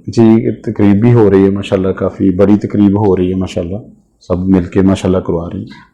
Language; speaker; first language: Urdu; non-native, local second language; Punjabi